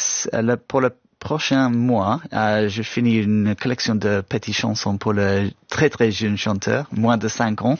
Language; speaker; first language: French; non-native, fluent; English